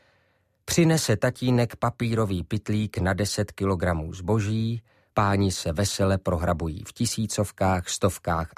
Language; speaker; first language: Czech; native; Czech